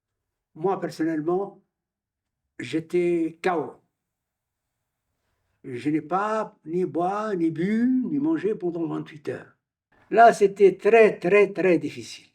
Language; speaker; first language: French; non-native, local second language; Arabic